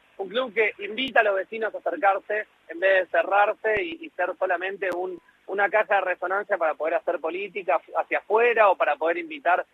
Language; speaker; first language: Spanish; native; Spanish